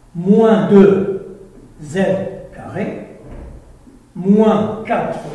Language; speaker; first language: French; non-native, local second language; Arabic